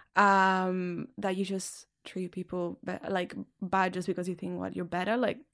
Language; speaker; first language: English; non-native, fluent; Spanish